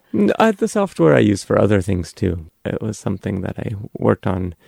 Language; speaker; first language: English; native; English